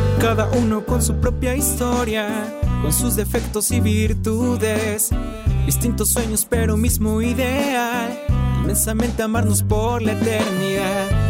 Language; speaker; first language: Spanish; native; Spanish